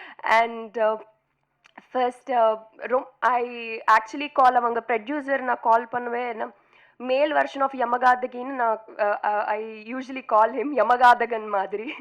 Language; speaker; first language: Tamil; non-native, fluent; Telugu